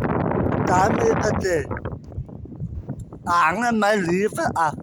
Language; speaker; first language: Dutch; non-native, learner; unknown